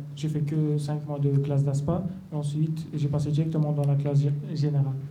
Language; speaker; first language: French; non-native, fluent; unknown